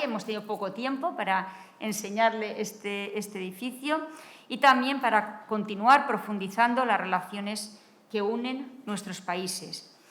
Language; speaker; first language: Spanish; native; Spanish